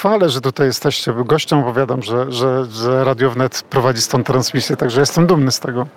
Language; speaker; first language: Polish; native; Polish